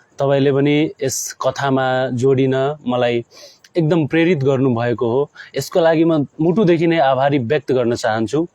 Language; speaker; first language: Nepali; non-native, local second language; Maithili